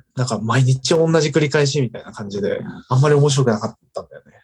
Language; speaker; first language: Japanese; native; Japanese